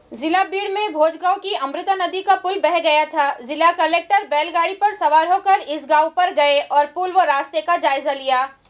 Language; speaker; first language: Urdu; native; Urdu